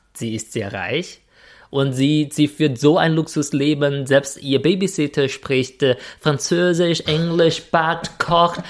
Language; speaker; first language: German; non-native, fluent; Chinese